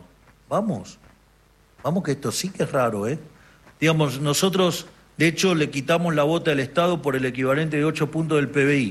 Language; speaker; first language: Spanish; native; Spanish